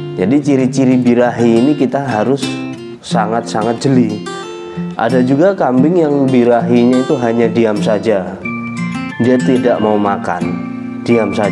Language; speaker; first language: Indonesian; non-native, local second language; Javanese